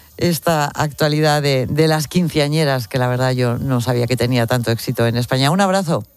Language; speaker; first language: Spanish; native; Spanish